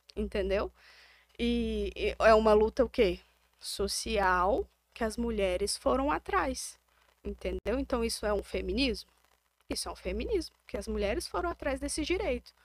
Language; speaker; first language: Portuguese; native; Portuguese